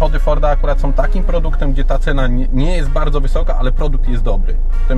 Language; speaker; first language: Polish; native; Polish